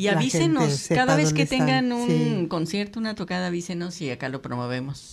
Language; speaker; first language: Spanish; native; Spanish